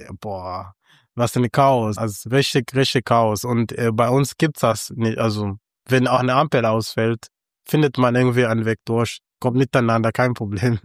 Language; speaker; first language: German; non-native, fluent; Kinyarwanda